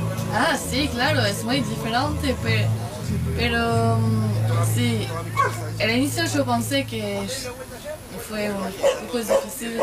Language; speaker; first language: Spanish; non-native, learner; French